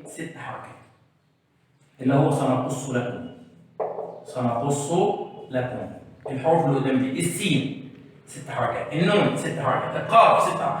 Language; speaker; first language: Arabic; native; Arabic